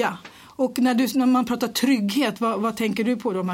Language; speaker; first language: Swedish; native; Swedish